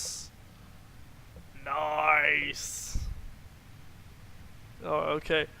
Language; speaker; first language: English; native; English